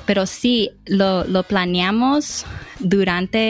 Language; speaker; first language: Spanish; early bilingual, other home language; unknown